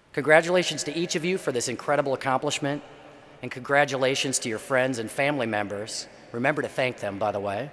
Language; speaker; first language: English; native; English